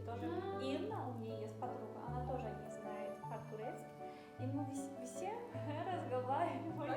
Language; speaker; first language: Russian; non-native, learner; Azerbaijani